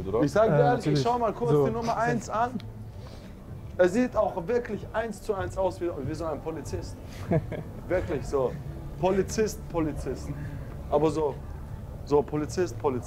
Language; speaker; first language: German; native; German